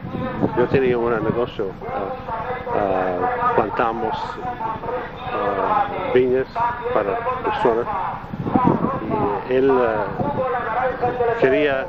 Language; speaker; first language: Spanish; non-native, learner; Italian